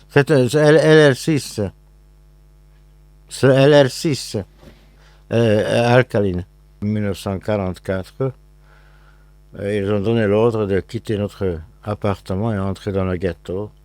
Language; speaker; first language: French; non-native, fluent; Hungarian